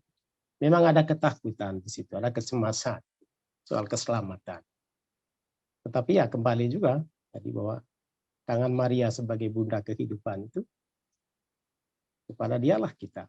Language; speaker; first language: Indonesian; native; Indonesian